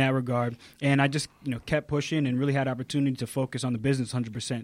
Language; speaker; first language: English; native; English